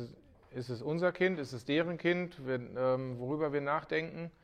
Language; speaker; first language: German; native; German